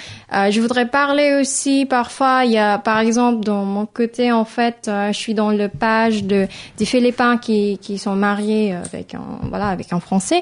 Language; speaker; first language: French; non-native, fluent; Filipino